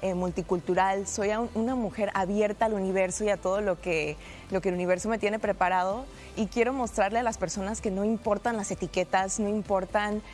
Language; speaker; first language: Spanish; early bilingual, heritage; Spanish